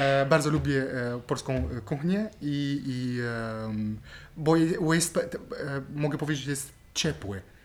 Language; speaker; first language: Polish; non-native, fluent; Arabic